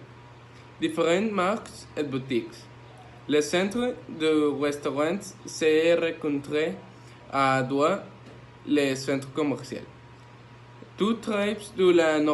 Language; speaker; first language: French; non-native, learner; Spanish